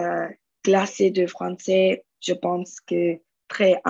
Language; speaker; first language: French; non-native, learner; Spanish